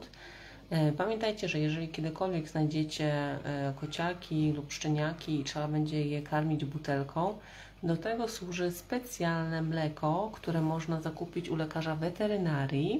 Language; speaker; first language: Polish; native; Polish